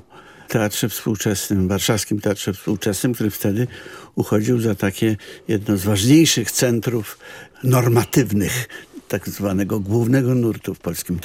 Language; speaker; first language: Polish; native; Polish